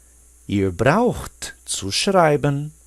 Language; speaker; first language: German; non-native, fluent; Portuguese